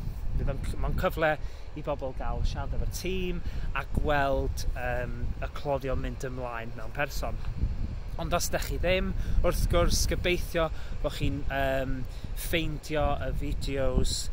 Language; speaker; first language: Welsh; native; Welsh